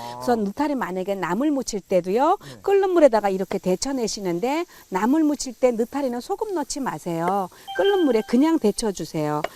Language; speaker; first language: Korean; native; Korean